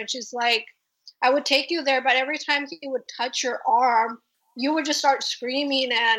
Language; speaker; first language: English; early bilingual, other home language; Spanish